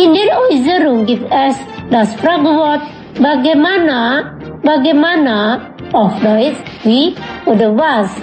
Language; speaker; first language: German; non-native, fluent; Indonesian